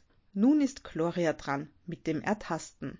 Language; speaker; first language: German; native; German